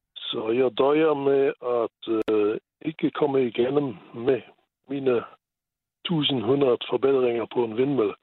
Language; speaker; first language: Danish; non-native, fluent; Luxembourgish